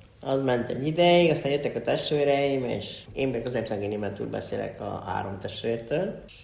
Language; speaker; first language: Hungarian; early bilingual, heritage; Hungarian